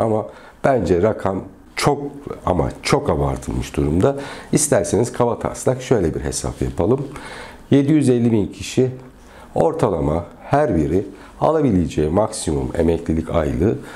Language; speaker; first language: Turkish; native; Turkish